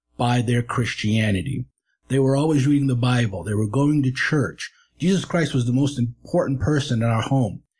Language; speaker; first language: English; native; English